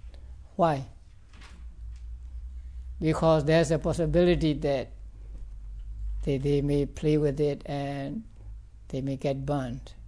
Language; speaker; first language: English; non-native, fluent; Burmese